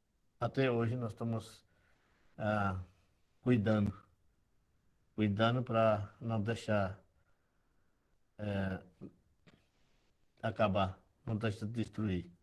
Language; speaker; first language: Portuguese; non-native, local second language; Yanomámi